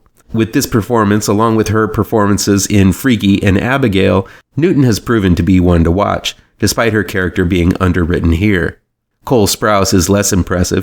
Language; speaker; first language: English; native; English